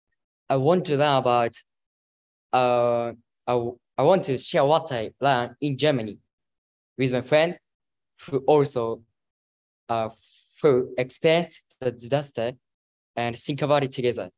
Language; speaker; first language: English; non-native, learner; Japanese